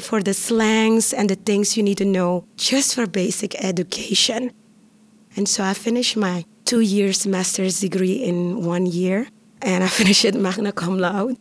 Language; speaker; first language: English; non-native, fluent; Papiamento